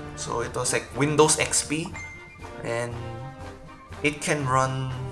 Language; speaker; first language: English; non-native, local second language; Filipino